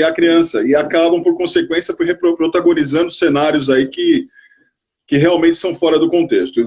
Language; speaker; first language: Portuguese; native; Portuguese